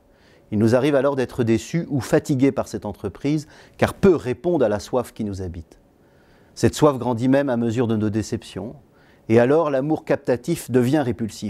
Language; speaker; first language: French; native; French